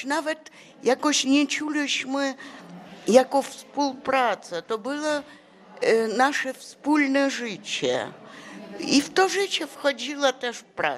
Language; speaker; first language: Polish; non-native, fluent; Russian